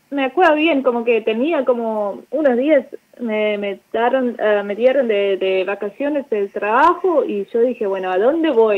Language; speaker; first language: Spanish; non-native, fluent; German